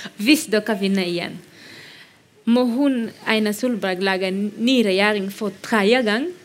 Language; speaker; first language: Norwegian; non-native, fluent; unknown